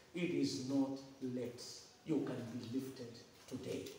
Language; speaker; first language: English; non-native, local second language; Swahili